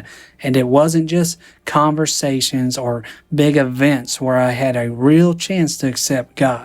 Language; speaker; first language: English; native; English